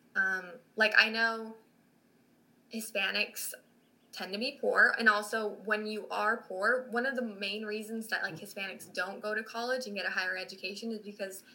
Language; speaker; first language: English; native; English